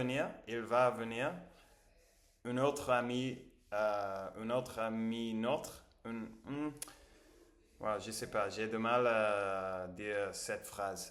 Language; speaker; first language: French; non-native, learner; English